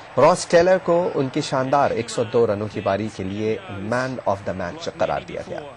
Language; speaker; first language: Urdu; native; Urdu